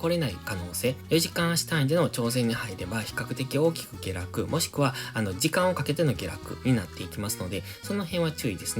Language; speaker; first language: Japanese; native; Japanese